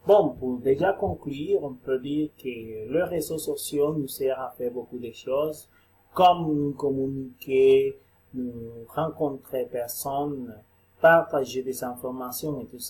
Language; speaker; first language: French; non-native, learner; Spanish